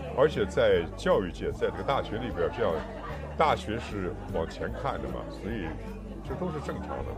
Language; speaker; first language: Chinese; non-native, local second language; English